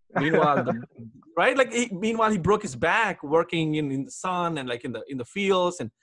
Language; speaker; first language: English; non-native, local second language; Telugu